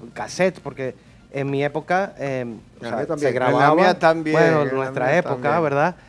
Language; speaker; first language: Spanish; early bilingual, heritage; Spanish